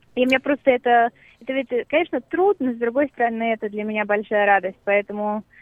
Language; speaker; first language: Russian; native; Russian